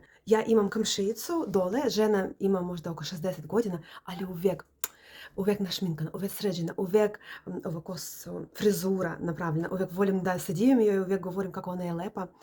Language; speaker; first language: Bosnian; non-native, learner; Russian